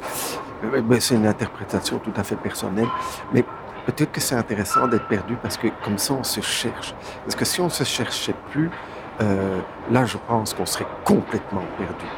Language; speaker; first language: French; native; French